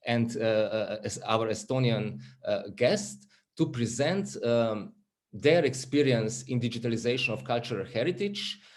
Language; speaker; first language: English; non-native, fluent; Slovenian